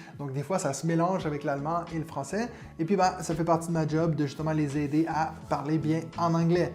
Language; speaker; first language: French; native; French